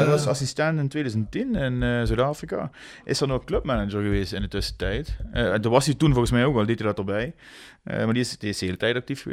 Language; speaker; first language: Dutch; native; Dutch